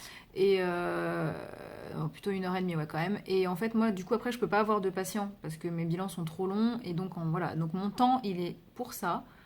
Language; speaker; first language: French; native; French